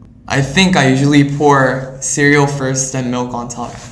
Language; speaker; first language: English; early bilingual, other home language; Korean